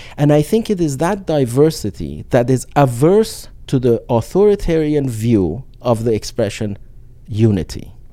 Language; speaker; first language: English; non-native, fluent; Persian